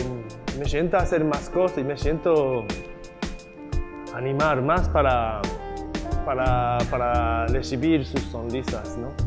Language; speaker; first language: Spanish; non-native, learner; Japanese